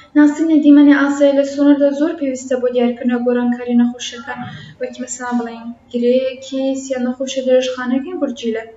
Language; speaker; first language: Central Kurdish; non-native, local second language; Kurdish